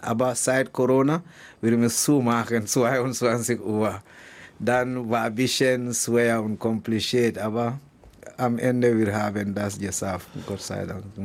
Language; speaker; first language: German; non-native, learner; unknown